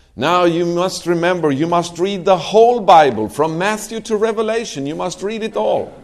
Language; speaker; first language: English; non-native, fluent; Swedish